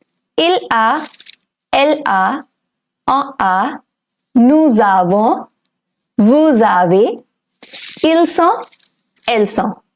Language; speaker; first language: French; non-native, fluent; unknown